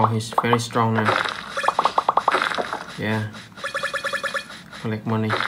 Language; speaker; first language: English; non-native, learner; Vietnamese